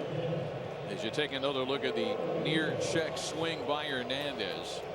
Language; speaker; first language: English; native; English